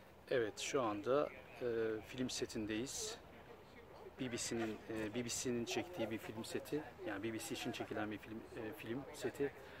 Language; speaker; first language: Turkish; native; Turkish